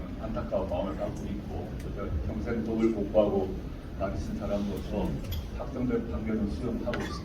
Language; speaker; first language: Korean; native; Korean